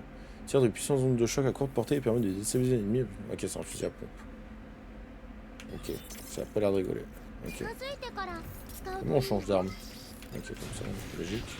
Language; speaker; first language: French; native; French